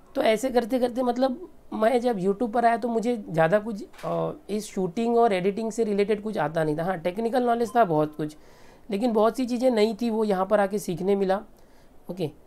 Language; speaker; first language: Hindi; native; Hindi